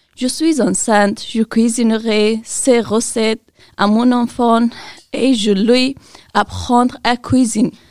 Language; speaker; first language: French; non-native, learner; Persian